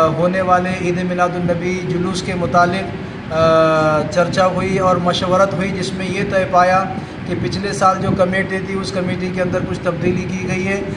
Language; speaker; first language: Urdu; native; Urdu